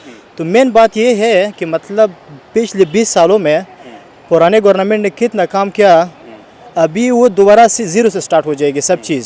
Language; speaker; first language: Hindi; non-native, fluent; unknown